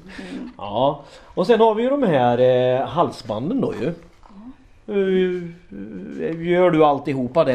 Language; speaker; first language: Swedish; native; Swedish